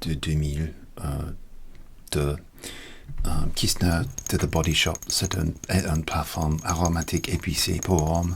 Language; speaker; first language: French; non-native, learner; English